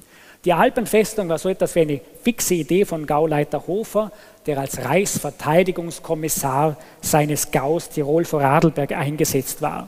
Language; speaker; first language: German; native; German